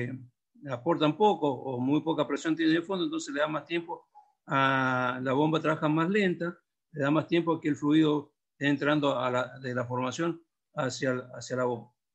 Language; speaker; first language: Spanish; native; Spanish